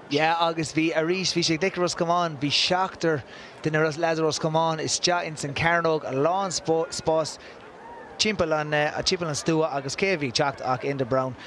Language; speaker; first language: Irish; non-native, local second language; English